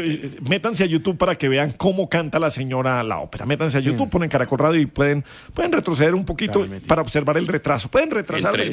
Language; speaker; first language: Spanish; native; Spanish